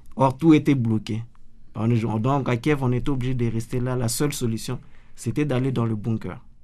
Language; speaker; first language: French; non-native, local second language; Lingala